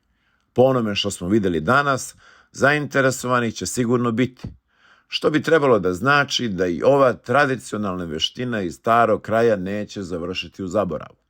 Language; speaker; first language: Bosnian; native; Bosnian